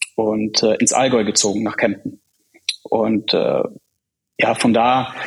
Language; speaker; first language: German; early bilingual, other home language; Czech